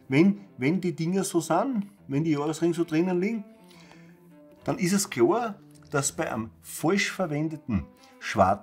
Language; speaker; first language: German; native; German